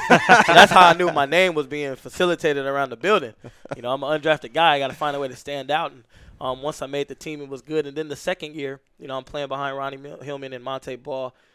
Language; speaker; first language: English; native; English